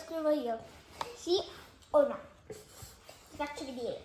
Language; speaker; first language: Italian; native; Italian